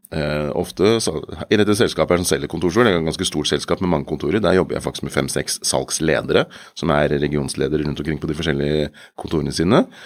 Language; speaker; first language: Norwegian; native; Norwegian